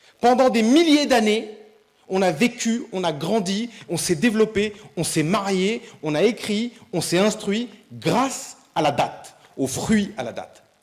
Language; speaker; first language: French; early bilingual, other home language; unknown